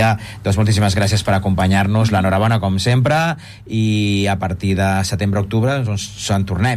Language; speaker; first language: Catalan; native; Catalan